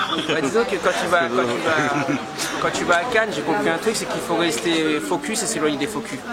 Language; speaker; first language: French; native; French